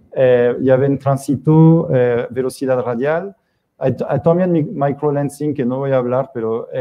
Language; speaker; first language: Spanish; non-native, fluent; French